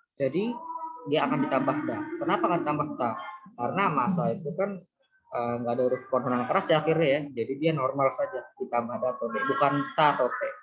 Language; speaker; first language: Indonesian; native; Indonesian